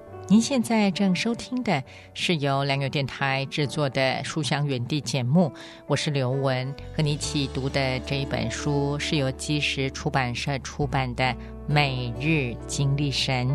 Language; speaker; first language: Chinese; native; Chinese